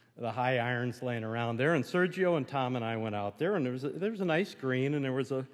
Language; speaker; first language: English; native; English